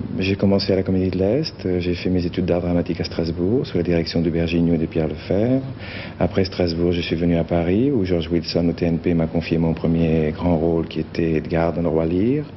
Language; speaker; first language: French; non-native, fluent; Catalan